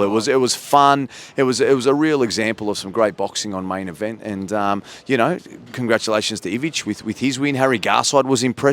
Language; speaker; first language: English; native; English